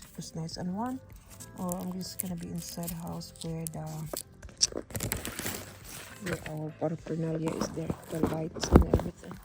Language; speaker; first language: English; non-native, fluent; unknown